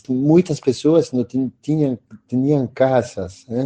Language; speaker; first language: Portuguese; non-native, fluent; Italian